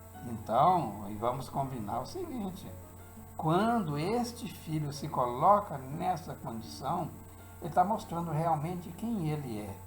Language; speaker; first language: Portuguese; native; Portuguese